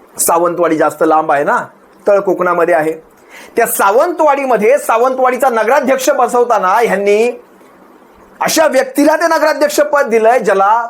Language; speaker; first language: Marathi; native; Marathi